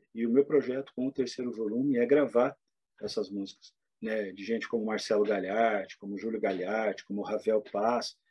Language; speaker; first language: Portuguese; native; Portuguese